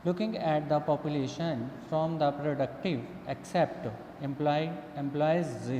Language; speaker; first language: English; non-native, local second language; Punjabi